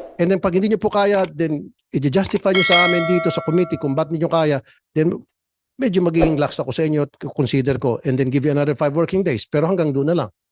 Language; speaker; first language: Filipino; native; Filipino